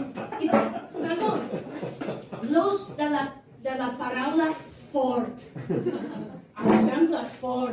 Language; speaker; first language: Catalan; non-native, fluent; English